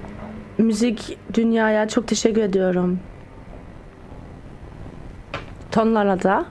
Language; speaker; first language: Turkish; early bilingual, heritage; Turkish